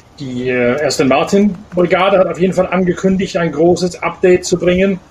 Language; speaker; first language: German; native; German